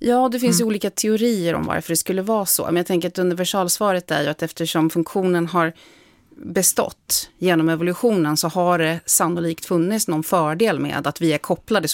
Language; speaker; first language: Swedish; native; Swedish